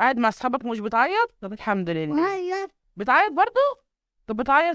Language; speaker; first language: Arabic; native; Arabic